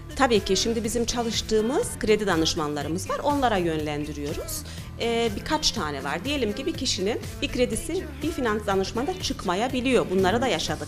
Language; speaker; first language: Turkish; early bilingual, heritage; Turkish